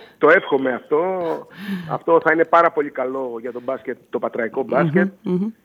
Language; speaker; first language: Greek; native; Greek